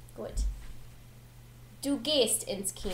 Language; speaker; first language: German; non-native, learner; English